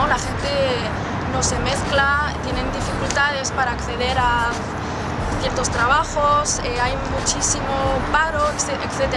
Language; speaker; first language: Spanish; non-native, fluent; French